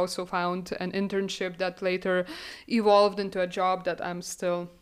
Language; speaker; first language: English; non-native, fluent; Lithuanian